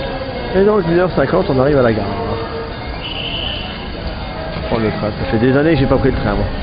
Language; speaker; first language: French; native; French